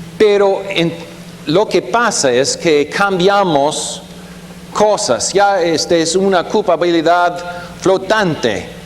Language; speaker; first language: Spanish; non-native, fluent; German